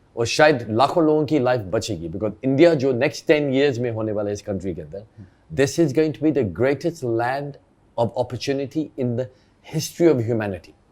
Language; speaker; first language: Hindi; early bilingual, heritage; Hindi